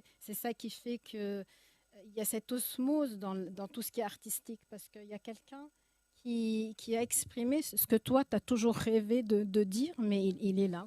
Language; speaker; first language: French; early bilingual, other home language; Arabic